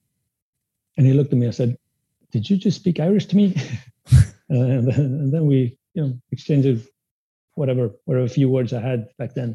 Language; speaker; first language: English; non-native, fluent; Spanish